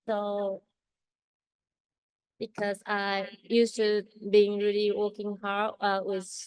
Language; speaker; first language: English; non-native, learner; Chinese